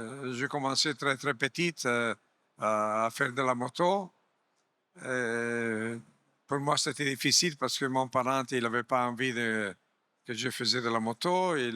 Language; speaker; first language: French; non-native, fluent; Italian